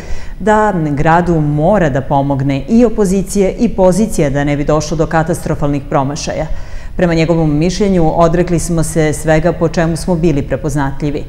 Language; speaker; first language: Serbian; native; Serbian